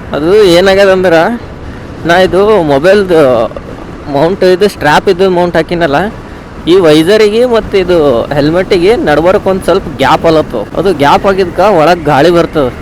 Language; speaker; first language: Kannada; native; Kannada